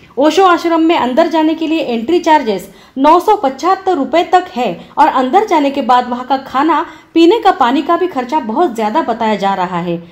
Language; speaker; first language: Hindi; non-native, local second language; Marathi